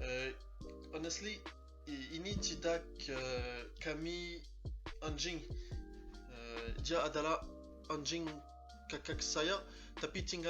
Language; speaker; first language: Indonesian; non-native, learner; French